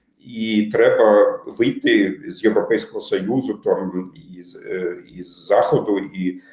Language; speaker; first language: Ukrainian; non-native, fluent; German